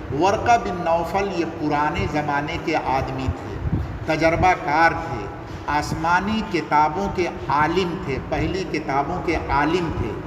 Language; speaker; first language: Urdu; non-native, local second language; Bangla